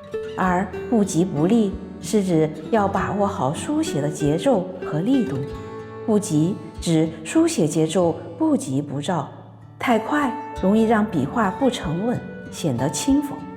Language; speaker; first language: Chinese; native; Chinese